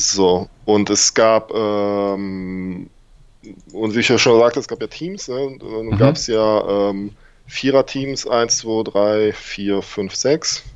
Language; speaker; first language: German; native; German